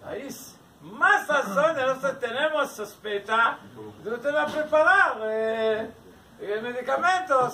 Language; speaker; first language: Spanish; non-native, learner; Hebrew